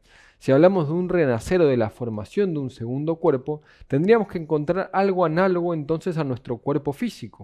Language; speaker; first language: Spanish; native; Spanish